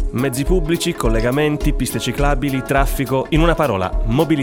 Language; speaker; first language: Italian; native; Italian